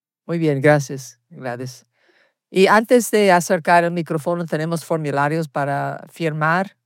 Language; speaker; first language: Spanish; early bilingual, heritage; Spanish